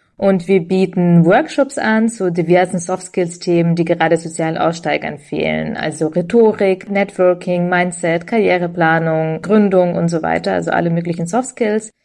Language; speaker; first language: German; early bilingual, other home language; Russian